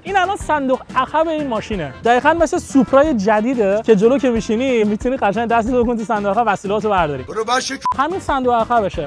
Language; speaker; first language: Persian; native; Persian